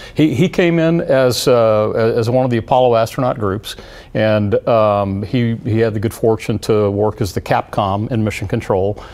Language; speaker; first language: English; native; English